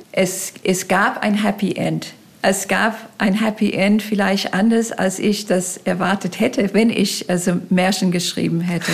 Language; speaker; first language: German; non-native, fluent; English